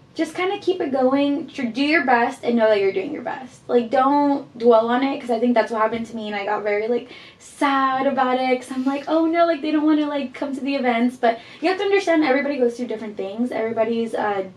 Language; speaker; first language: English; early bilingual, heritage; Spanish